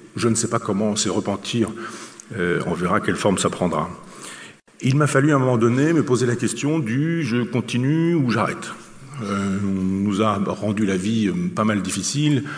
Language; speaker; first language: French; native; French